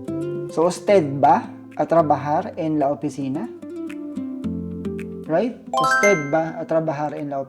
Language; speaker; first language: Spanish; non-native, learner; Filipino